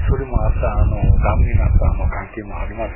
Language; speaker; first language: Japanese; native; Japanese